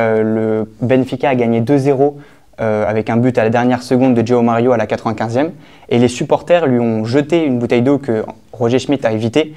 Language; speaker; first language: French; native; French